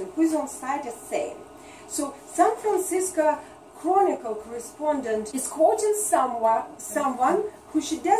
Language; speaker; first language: English; non-native, fluent; Russian